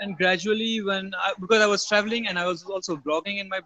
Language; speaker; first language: English; non-native, local second language; Hindi